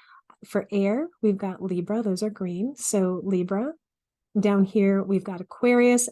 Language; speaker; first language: English; native; English